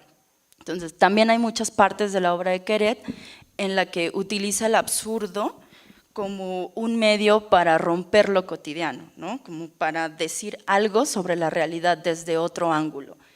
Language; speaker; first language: Spanish; native; Spanish